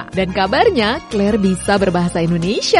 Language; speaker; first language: Indonesian; native; Indonesian